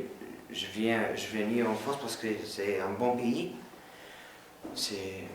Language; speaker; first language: French; non-native, learner; Albanian